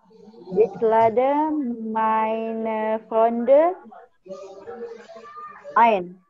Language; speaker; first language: German; non-native, learner; Indonesian